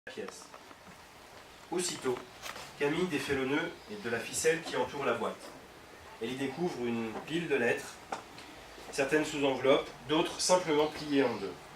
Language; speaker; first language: French; native; French